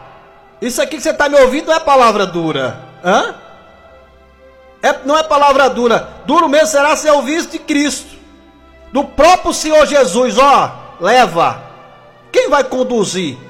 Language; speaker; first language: Portuguese; native; Portuguese